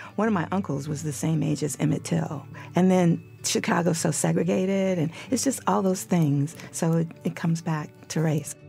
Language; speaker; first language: English; native; English